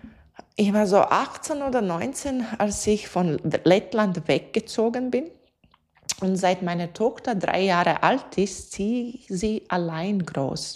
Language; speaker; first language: German; non-native, fluent; Latvian